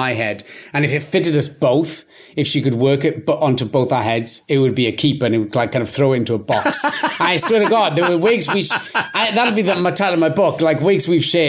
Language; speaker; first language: English; non-native, local second language; Welsh